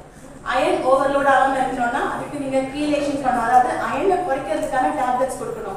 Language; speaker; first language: Tamil; native; Tamil